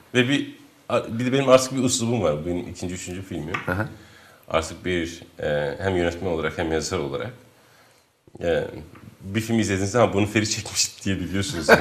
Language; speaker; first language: Turkish; non-native, local second language; Kurdish